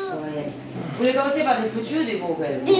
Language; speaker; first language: French; native; French